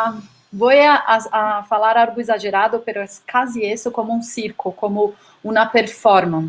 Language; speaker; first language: Spanish; non-native, fluent; Portuguese